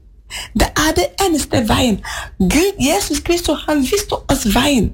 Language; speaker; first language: Norwegian; non-native, fluent; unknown